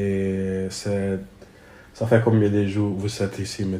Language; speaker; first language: French; non-native, learner; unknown